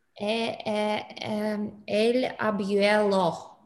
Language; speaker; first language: Spanish; non-native, learner; English